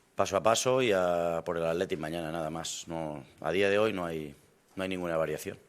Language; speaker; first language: Spanish; native; Spanish